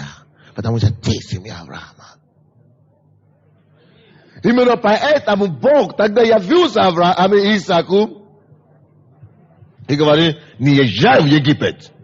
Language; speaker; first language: Russian; non-native, fluent; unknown